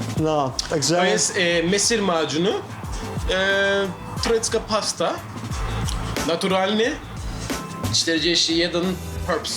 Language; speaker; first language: Polish; non-native, learner; Turkish